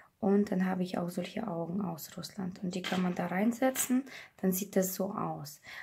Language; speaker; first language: German; non-native, fluent; Russian